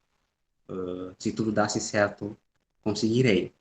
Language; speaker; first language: Portuguese; non-native, local second language; Upper Guinea Crioulo